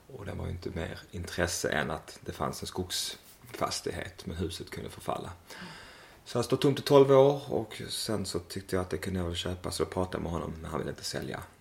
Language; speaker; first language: Swedish; native; Swedish